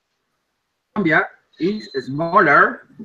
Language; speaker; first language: English; non-native, learner; Spanish